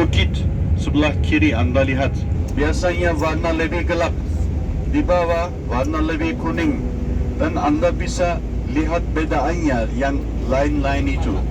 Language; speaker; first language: Indonesian; non-native, fluent; Turkish